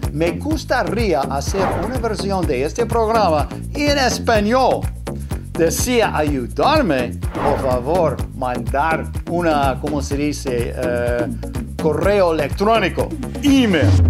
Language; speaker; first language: Spanish; non-native, learner; English